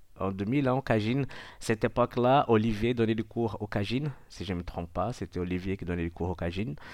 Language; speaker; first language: French; non-native, fluent; Portuguese